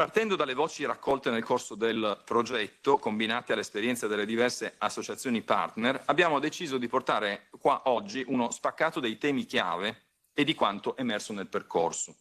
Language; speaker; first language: Italian; native; Italian